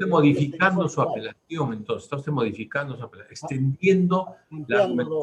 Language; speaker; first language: Spanish; native; Spanish